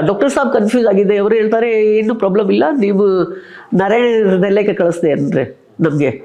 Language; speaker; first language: Kannada; non-native, local second language; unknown